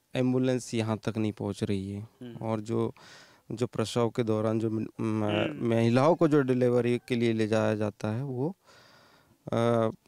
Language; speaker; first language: Hindi; native; Hindi